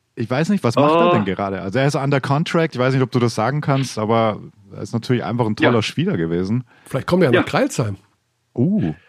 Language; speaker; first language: German; native; German